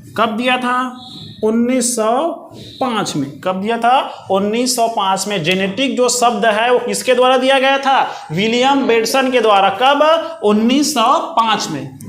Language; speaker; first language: Hindi; native; Hindi